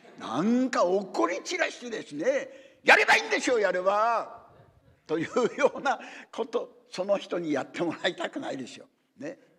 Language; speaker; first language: Japanese; native; Japanese